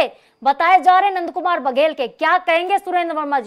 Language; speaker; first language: Hindi; native; Hindi